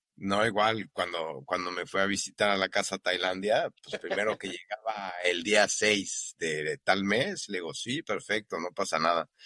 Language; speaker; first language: Spanish; native; Spanish